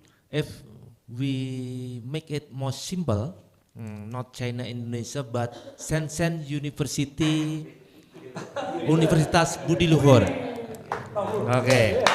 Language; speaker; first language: English; non-native, learner; Indonesian